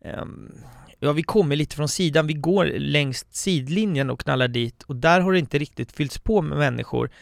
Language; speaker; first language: Swedish; native; Swedish